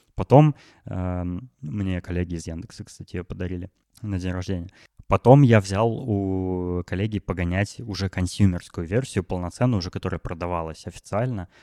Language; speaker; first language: Russian; native; Russian